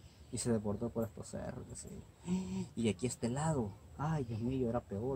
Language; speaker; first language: Spanish; native; Spanish